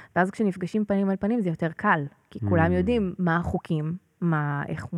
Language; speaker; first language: Hebrew; native; Hebrew